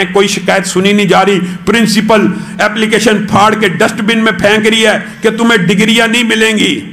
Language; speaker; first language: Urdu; non-native, local second language; Punjabi